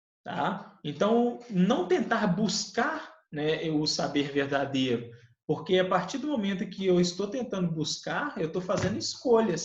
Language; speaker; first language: Portuguese; native; Portuguese